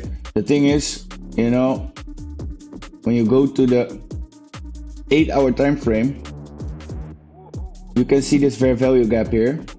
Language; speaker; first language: English; non-native, fluent; Dutch